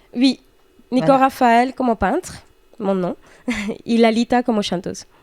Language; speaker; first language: French; non-native, fluent; Spanish